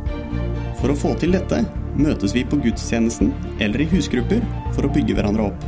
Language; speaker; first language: Norwegian; native; Norwegian